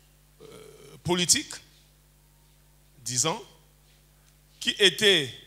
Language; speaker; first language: French; native; French